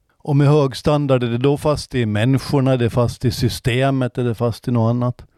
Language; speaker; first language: Swedish; native; Swedish